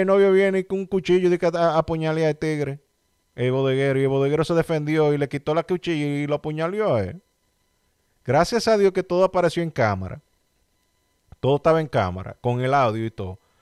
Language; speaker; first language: Spanish; native; Spanish